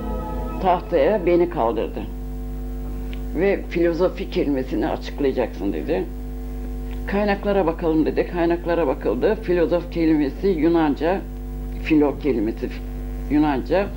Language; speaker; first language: Turkish; native; Turkish